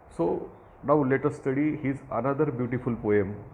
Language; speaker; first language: English; non-native, local second language; Marathi